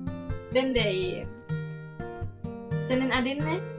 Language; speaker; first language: Turkish; non-native, learner; Indonesian